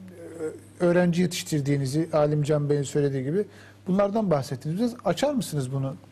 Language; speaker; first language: Turkish; native; Turkish